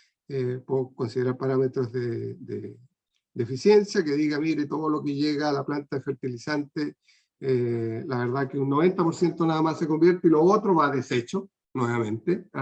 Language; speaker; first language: Spanish; non-native, fluent; Portuguese